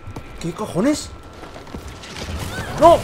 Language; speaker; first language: Spanish; native; Spanish